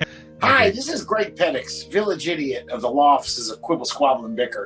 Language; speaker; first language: English; native; English